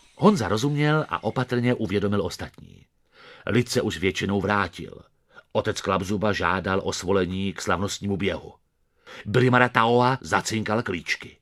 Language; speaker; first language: Czech; native; Czech